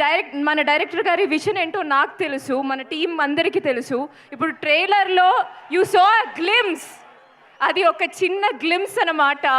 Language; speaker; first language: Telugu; non-native, learner; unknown